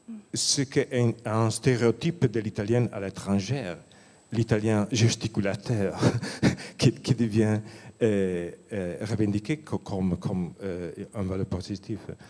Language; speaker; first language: French; non-native, fluent; Italian